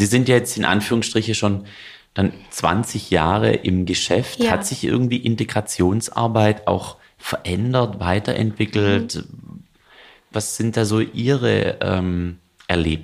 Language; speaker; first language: German; native; German